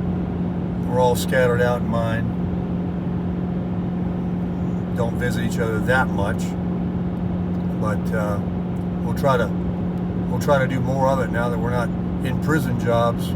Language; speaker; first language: English; native; English